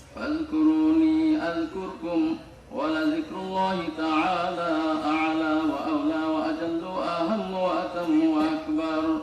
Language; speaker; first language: Arabic; non-native, fluent; Bangla